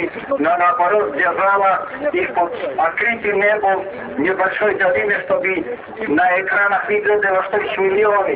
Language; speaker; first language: Russian; non-native, fluent; Serbian